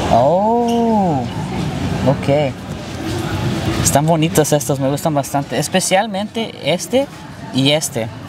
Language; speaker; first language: Spanish; early bilingual, heritage; Spanish